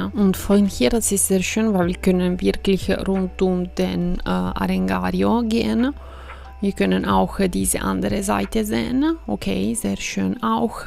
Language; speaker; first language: German; non-native, fluent; Italian